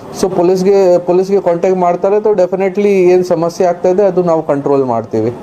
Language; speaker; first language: Kannada; non-native, local second language; Hindi